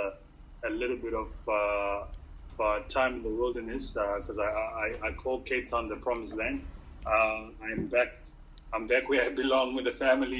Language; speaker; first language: English; non-native, local second language; Shona